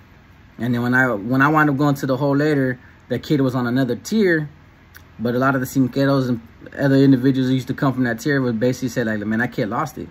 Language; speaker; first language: English; native; English